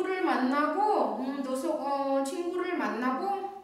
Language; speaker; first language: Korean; non-native, fluent; Indonesian